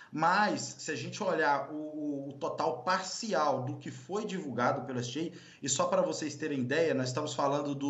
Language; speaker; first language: Portuguese; native; Portuguese